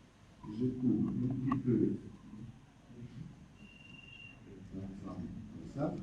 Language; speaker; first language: French; non-native, learner; German